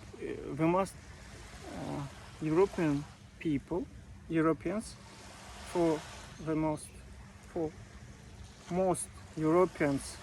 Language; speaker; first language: English; non-native, learner; Russian